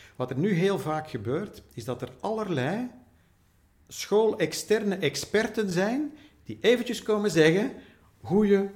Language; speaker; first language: Dutch; native; Dutch